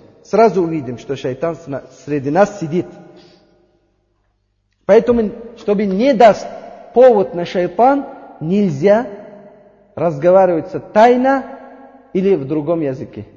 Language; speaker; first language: Russian; non-native, learner; Uzbek